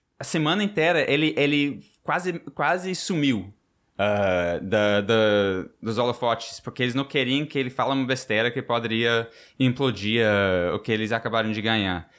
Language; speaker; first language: Portuguese; non-native, fluent; English